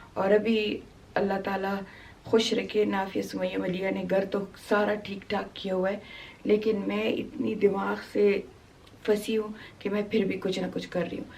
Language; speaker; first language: Urdu; non-native, local second language; Pashto